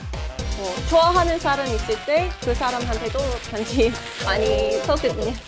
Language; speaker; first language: Korean; non-native, fluent; English